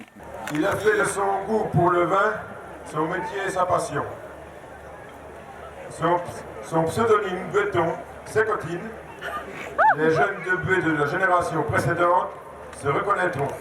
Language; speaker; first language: French; native; French